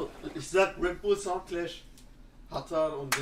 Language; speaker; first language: German; native; German